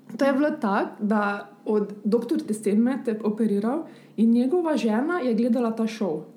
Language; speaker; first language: Slovenian; early bilingual, other home language; Bosnian